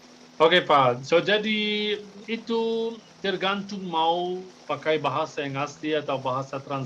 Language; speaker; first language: Indonesian; non-native, fluent; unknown